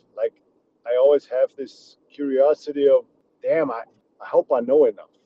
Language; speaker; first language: English; early bilingual, other home language; Czech